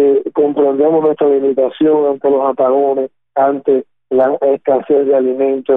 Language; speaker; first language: Spanish; native; Spanish